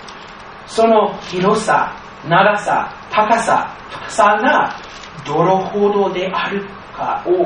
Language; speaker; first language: Japanese; non-native, fluent; English